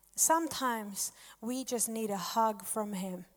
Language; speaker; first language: English; non-native, fluent; Finnish